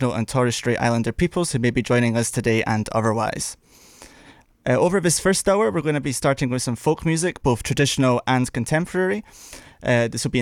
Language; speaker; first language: English; native; English